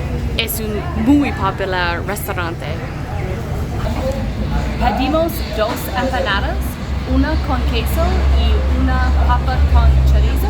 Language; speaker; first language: Spanish; non-native, learner; English